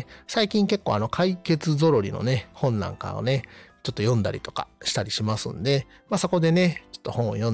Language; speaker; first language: Japanese; native; Japanese